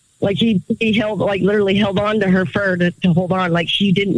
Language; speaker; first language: English; native; English